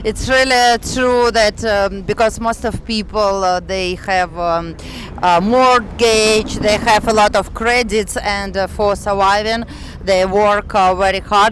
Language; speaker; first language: English; non-native, fluent; Russian